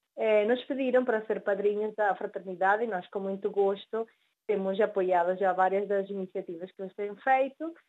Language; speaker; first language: Portuguese; early bilingual, heritage; Spanish